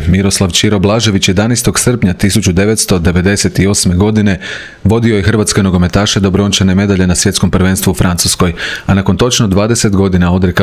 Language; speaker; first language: Croatian; native; Croatian